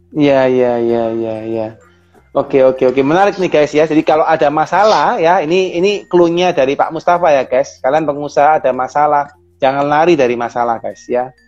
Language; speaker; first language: Indonesian; native; Indonesian